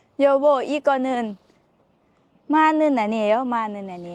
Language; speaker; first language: Korean; non-native, learner; Thai